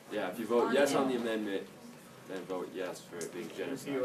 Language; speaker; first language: English; native; English